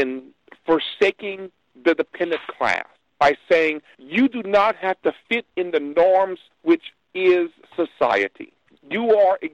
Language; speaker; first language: English; native; English